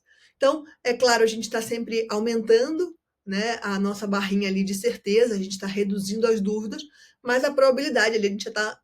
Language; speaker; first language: Portuguese; native; Portuguese